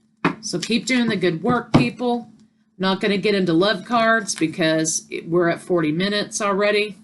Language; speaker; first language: English; native; English